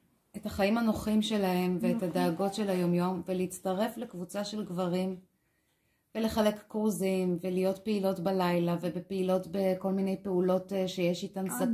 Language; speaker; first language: Hebrew; native; Hebrew